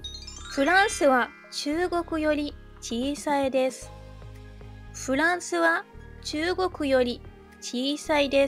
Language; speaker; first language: Japanese; non-native, fluent; French